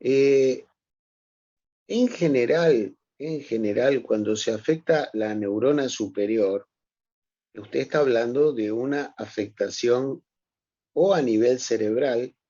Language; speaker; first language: Spanish; native; Spanish